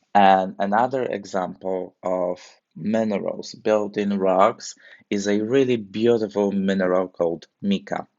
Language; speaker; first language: English; non-native, fluent; Polish